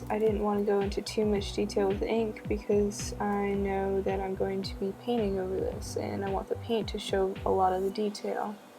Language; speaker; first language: English; native; English